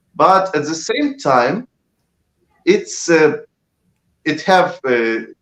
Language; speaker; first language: English; non-native, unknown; Ukrainian